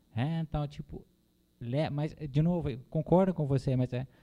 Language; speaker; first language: Portuguese; non-native, fluent; Dutch